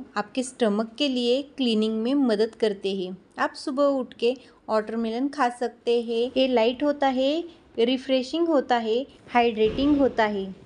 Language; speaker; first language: Hindi; non-native, local second language; Marathi